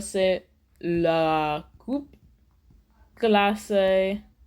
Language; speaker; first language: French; non-native, learner; English